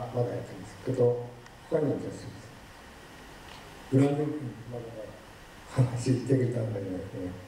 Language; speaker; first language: Japanese; native; Japanese